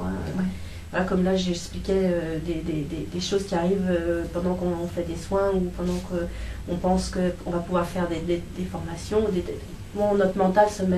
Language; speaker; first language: French; native; French